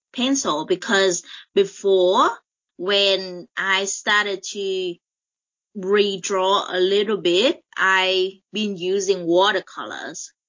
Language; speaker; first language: English; non-native, fluent; Vietnamese